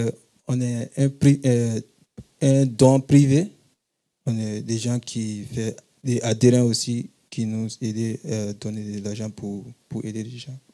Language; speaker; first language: French; non-native, learner; English